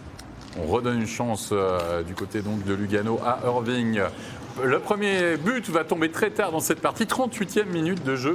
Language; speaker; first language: French; native; French